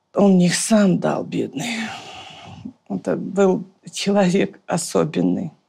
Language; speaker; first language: Russian; native; Russian